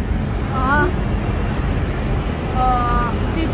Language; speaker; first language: Korean; non-native, learner; Lao